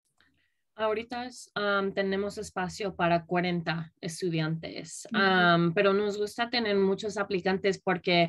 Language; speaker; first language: Spanish; early bilingual, other home language; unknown